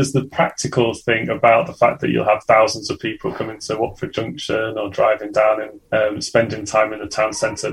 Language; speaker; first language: English; native; English